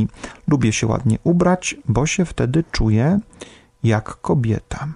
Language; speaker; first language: Polish; native; Polish